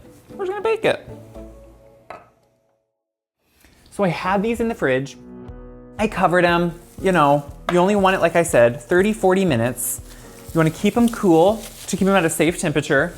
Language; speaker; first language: English; native; English